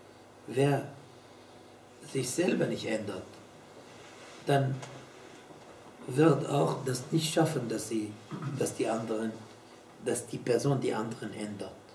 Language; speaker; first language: German; non-native, fluent; Arabic